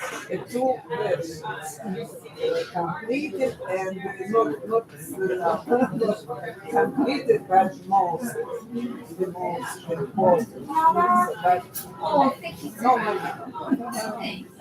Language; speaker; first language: English; non-native, learner; Russian